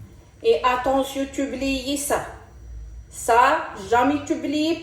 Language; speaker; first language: French; non-native, local second language; Arabic